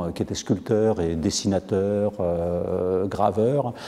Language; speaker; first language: French; native; French